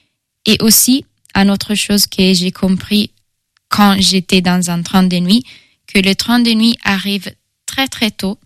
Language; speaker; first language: French; non-native, fluent; Italian